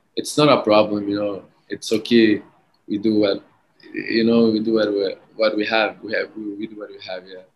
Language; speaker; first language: English; early bilingual, other home language; Arabic